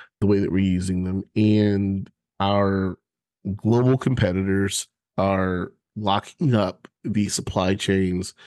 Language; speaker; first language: English; native; English